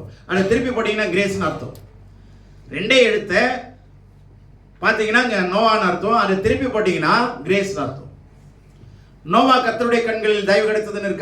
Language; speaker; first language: Tamil; native; Tamil